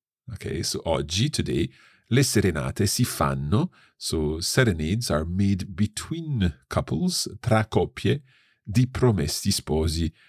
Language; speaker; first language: Italian; non-native, fluent; English